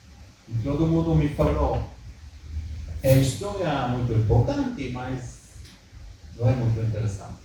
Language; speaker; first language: Portuguese; early bilingual, heritage; Hebrew